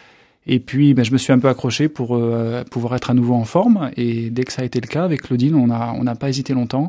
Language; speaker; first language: French; native; French